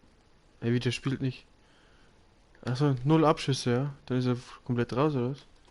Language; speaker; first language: German; native; German